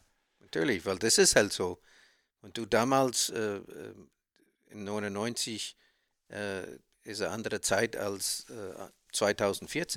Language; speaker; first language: German; non-native, learner; English